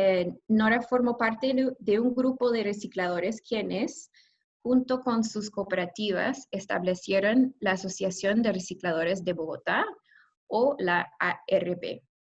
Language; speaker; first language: Spanish; non-native, fluent; English